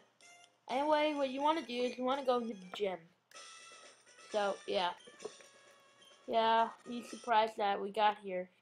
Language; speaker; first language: English; native; English